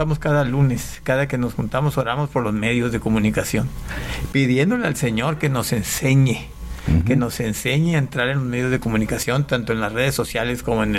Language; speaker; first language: Spanish; native; Spanish